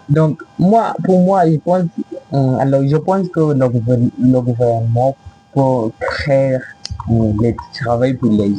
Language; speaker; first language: French; non-native, learner; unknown